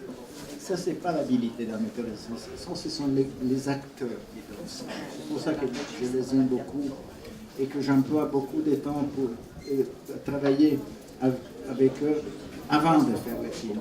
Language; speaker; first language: French; non-native, fluent; Italian